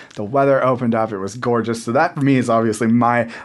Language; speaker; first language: English; native; English